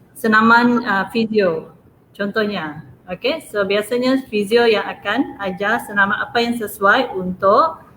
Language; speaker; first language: Malay; non-native, local second language; Iban